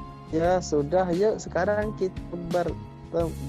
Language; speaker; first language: Indonesian; non-native, learner; Thai